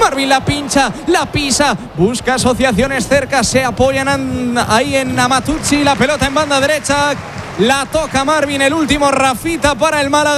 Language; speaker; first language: Spanish; native; Spanish